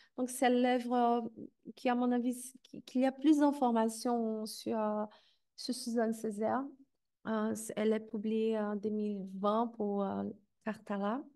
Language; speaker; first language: French; non-native, fluent; Portuguese